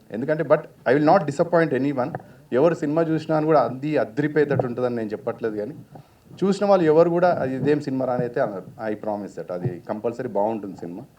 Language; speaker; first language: Telugu; native; Telugu